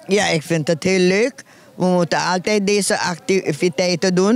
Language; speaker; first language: Dutch; non-native, fluent; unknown